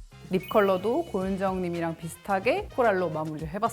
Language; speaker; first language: Korean; native; Korean